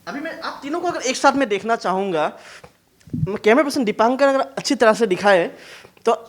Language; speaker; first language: Hindi; non-native, local second language; Assamese